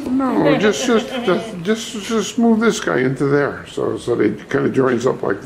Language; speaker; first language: English; native; English